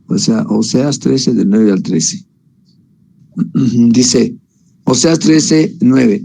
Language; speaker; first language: Spanish; native; Spanish